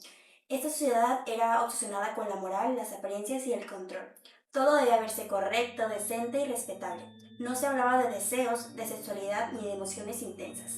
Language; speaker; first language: Spanish; native; Spanish